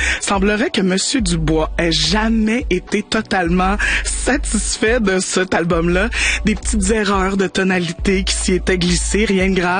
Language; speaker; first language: French; native; French